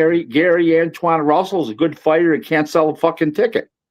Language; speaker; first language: English; native; English